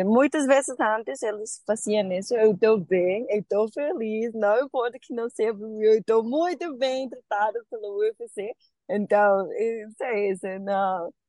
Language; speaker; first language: Portuguese; non-native, learner; Spanish